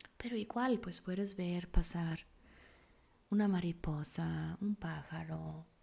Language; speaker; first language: Spanish; non-native, fluent; German